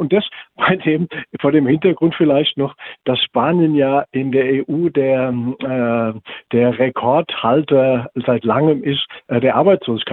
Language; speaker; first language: German; native; German